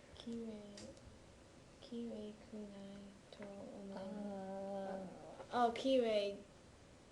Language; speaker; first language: Japanese; non-native, learner; English